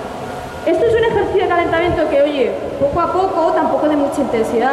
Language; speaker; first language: Spanish; native; Spanish